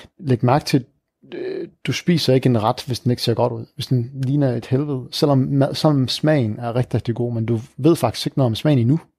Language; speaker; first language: Danish; early bilingual, other home language; Arabic